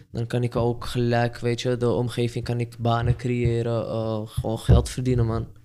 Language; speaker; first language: Dutch; early bilingual, other home language; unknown